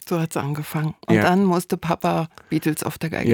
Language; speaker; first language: German; native; German